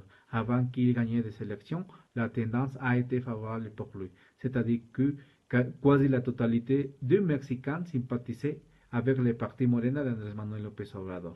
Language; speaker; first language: French; non-native, learner; Spanish